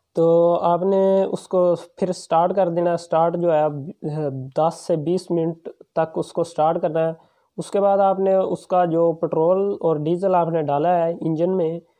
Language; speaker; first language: Urdu; non-native, local second language; Punjabi